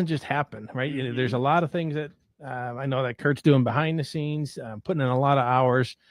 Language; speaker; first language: English; native; English